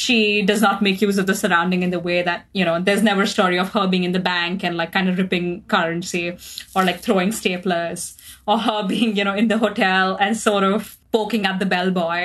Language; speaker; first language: English; non-native, local second language; Hindi